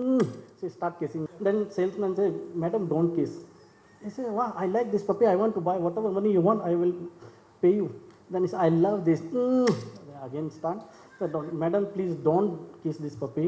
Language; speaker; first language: English; non-native, learner; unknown